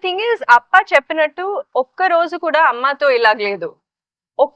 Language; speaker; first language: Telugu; early bilingual, heritage; Kannada